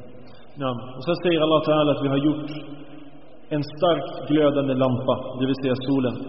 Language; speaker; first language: Swedish; early bilingual, other home language; Arabic